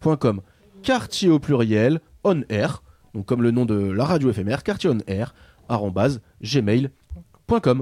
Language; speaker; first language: French; native; French